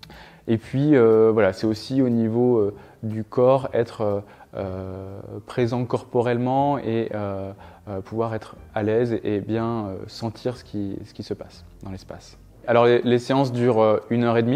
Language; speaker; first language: French; native; French